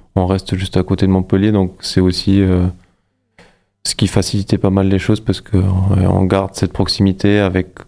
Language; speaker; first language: French; native; French